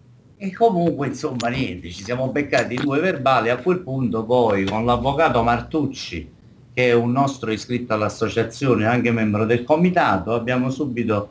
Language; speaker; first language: Italian; native; Italian